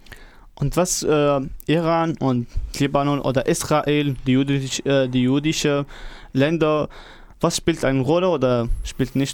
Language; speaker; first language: German; non-native, learner; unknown